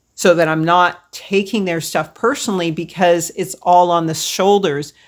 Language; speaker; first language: English; native; English